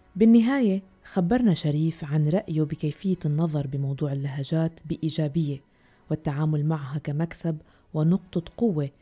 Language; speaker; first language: Arabic; native; Arabic